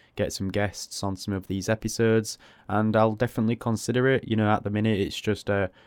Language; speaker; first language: English; native; English